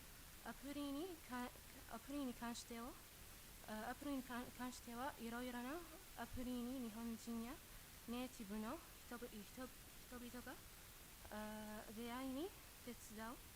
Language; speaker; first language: Japanese; non-native, learner; Arabic